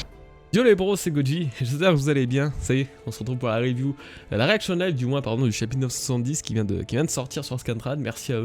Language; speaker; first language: French; native; French